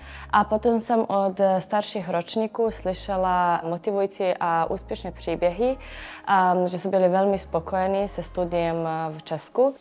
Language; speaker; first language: Czech; non-native, fluent; Serbian